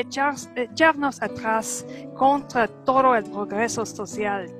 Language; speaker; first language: Spanish; non-native, fluent; English